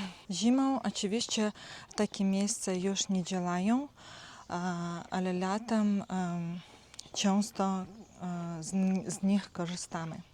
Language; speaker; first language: Polish; non-native, fluent; Ukrainian